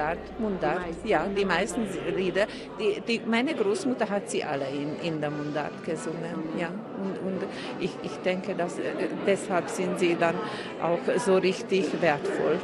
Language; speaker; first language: German; non-native, local second language; Hungarian